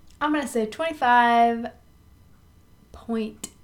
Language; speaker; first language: English; native; English